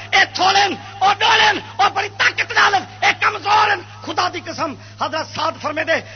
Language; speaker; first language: Urdu; native; Urdu